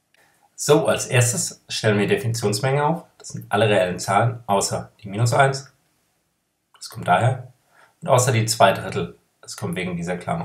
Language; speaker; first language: German; native; German